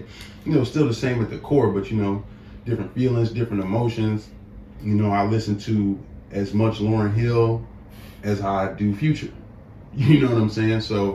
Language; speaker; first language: English; native; English